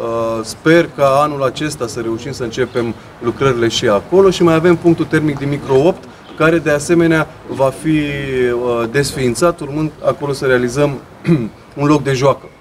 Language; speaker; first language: Romanian; native; Romanian